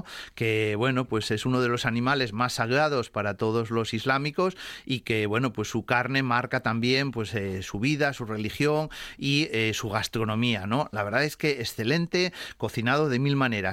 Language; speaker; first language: Spanish; native; Spanish